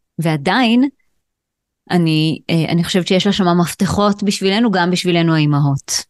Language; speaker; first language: Hebrew; native; Hebrew